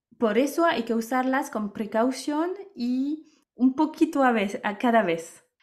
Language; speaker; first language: Spanish; non-native, fluent; French